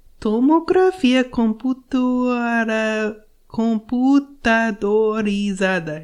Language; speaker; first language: Portuguese; non-native, learner; English